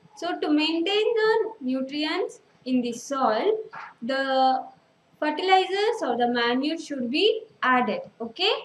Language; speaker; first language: English; non-native, local second language; Telugu